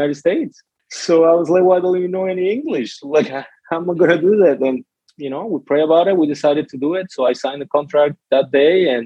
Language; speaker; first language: English; non-native, fluent; Spanish